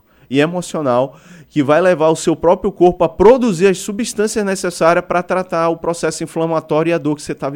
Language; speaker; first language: Portuguese; native; Portuguese